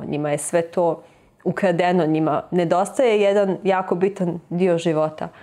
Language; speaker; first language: Bosnian; native; Bosnian